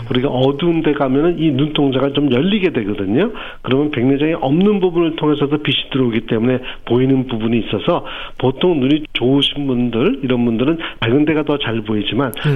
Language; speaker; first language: Korean; native; Korean